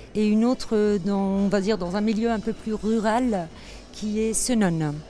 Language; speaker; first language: French; native; French